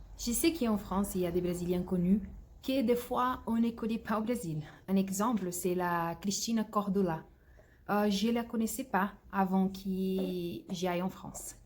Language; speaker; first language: French; non-native, fluent; Portuguese